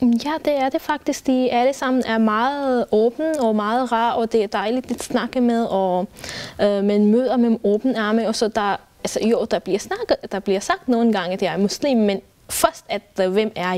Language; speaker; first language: Danish; non-native, fluent; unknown